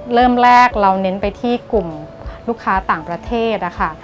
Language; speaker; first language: Thai; native; Thai